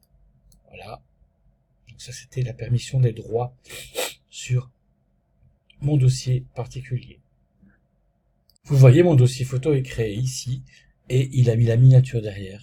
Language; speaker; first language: French; native; French